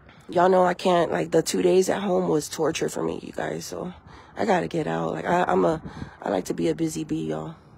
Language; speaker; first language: English; early bilingual, other home language; Spanish